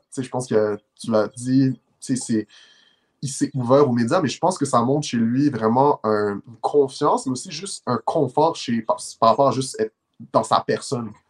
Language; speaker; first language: French; native; French